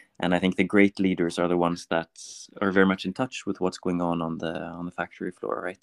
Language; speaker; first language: English; non-native, fluent; Norwegian